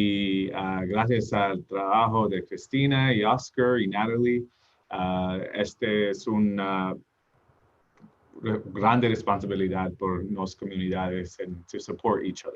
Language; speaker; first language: Spanish; non-native, learner; English